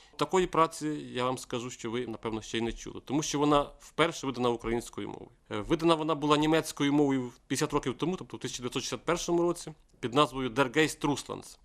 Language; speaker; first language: Ukrainian; native; Ukrainian